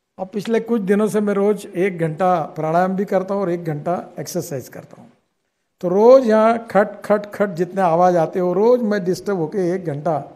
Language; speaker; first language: Hindi; non-native, local second language; Marathi